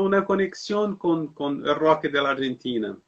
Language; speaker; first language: Spanish; non-native, learner; Portuguese